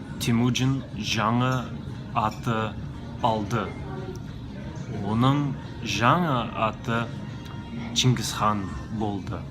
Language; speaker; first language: Kazakh; non-native, learner; English